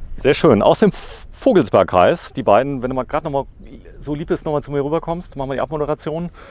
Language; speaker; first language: German; native; German